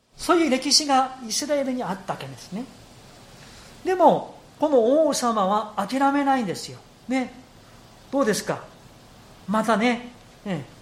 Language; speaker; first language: Japanese; non-native, fluent; Korean